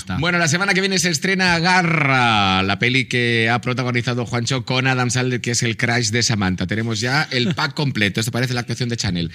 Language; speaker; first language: Spanish; native; Spanish